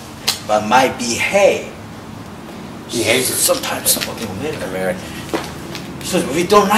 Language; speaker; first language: English; non-native, learner; Korean